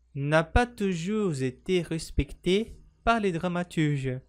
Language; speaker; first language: French; non-native, fluent; Portuguese